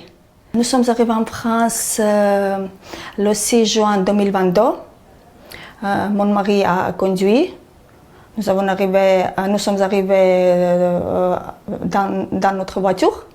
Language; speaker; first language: French; non-native, learner; Armenian